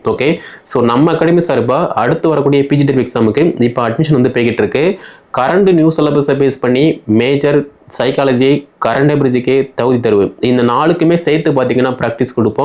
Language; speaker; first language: Tamil; native; Tamil